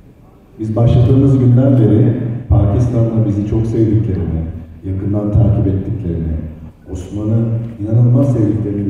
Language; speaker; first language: Turkish; native; Turkish